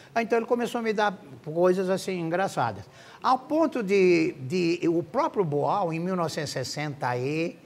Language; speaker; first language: Portuguese; native; Portuguese